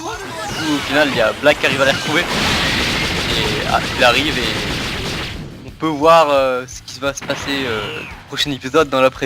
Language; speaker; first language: French; native; French